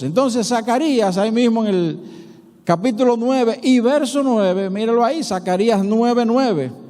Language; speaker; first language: Spanish; native; Spanish